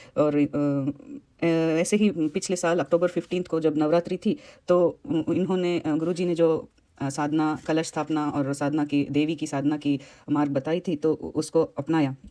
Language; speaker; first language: Hindi; non-native, local second language; Tamil